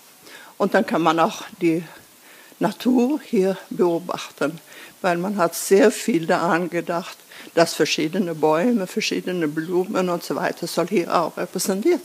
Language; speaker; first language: German; non-native, learner; Swedish